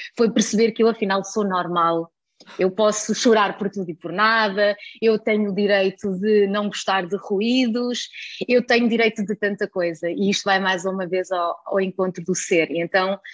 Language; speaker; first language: Portuguese; early bilingual, heritage; German